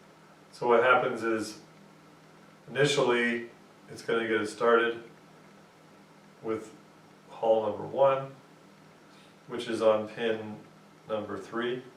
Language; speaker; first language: English; native; English